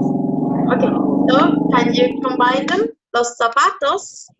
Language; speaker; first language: English; non-native, fluent; Vietnamese